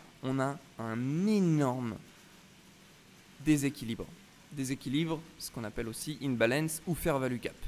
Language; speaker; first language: French; native; French